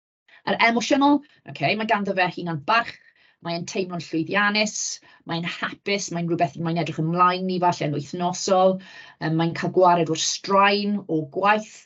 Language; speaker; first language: Welsh; native; Welsh